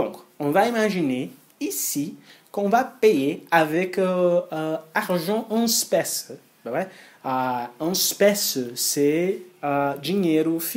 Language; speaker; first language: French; non-native, fluent; Portuguese